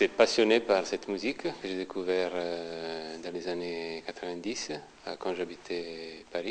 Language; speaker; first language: French; non-native, fluent; Italian